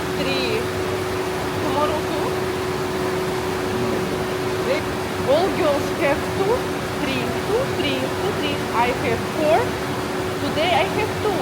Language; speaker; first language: English; non-native, learner; Russian